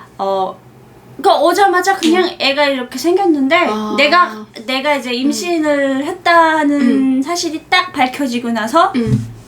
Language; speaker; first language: Korean; native; Korean